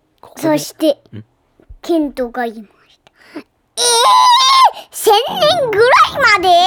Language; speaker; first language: Japanese; early bilingual, heritage; Japanese